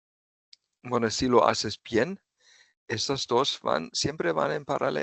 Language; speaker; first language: Spanish; non-native, fluent; German